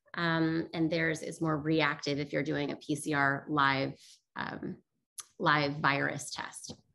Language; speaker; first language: English; native; English